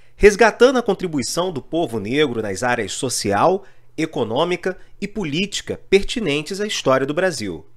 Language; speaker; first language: Portuguese; native; Portuguese